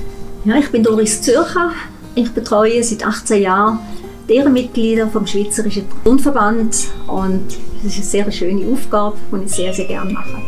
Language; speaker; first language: German; native; German